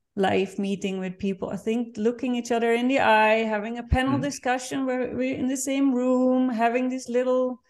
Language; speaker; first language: English; non-native, fluent; Dutch